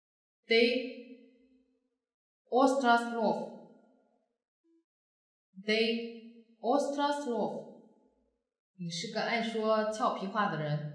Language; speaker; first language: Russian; non-native, fluent; Chinese